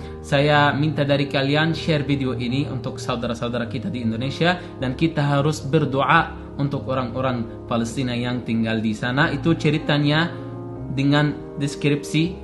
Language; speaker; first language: Indonesian; non-native, learner; Arabic